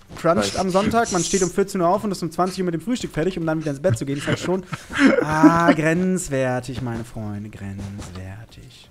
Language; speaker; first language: German; native; German